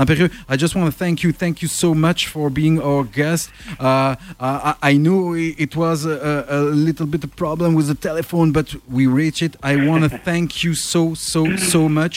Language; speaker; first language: English; non-native, learner; French